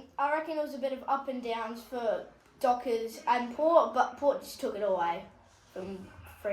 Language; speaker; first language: English; native; English